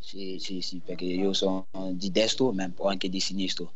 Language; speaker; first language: Italian; non-native, learner; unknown